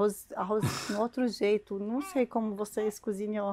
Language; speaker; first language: Portuguese; non-native, learner; Arabic